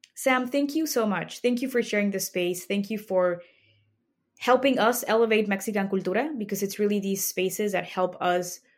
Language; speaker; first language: English; non-native, fluent; Spanish